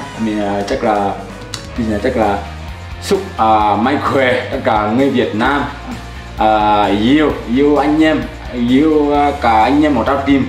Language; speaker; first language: Vietnamese; non-native, learner; Portuguese